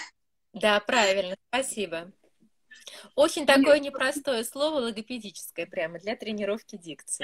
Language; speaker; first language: Russian; native; Russian